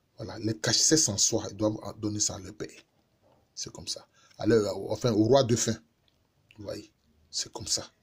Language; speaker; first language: French; non-native, local second language; Baoulé